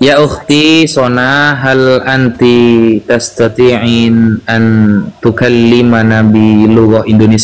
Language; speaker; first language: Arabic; non-native, learner; Indonesian